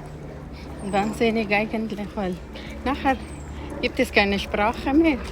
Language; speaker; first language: German; non-native, fluent; Cebuano